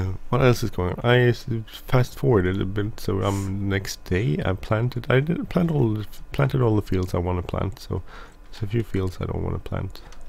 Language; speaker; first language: English; non-native, fluent; Swedish